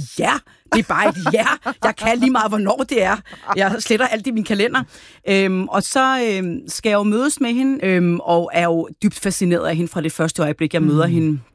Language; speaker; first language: Danish; early bilingual, other home language; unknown